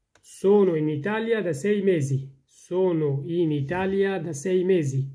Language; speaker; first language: Italian; non-native, learner; Persian